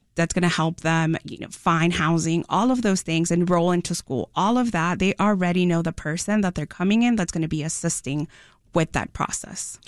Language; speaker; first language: English; non-native, fluent; Spanish